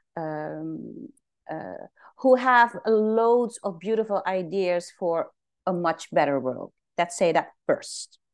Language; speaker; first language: English; non-native, fluent; Dutch